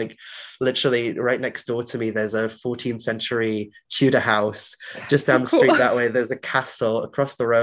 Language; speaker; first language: English; non-native, local second language; Welsh